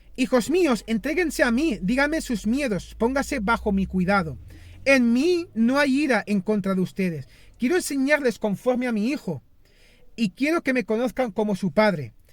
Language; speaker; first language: Spanish; non-native, fluent; Greek